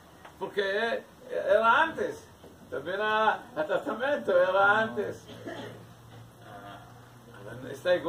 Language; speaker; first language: Spanish; non-native, learner; Hebrew